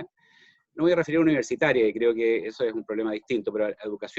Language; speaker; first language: Spanish; native; Spanish